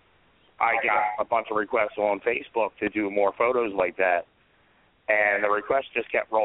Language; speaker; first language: English; native; English